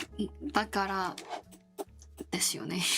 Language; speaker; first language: Japanese; non-native, learner; Korean